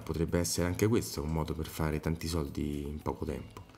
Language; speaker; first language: Italian; native; Italian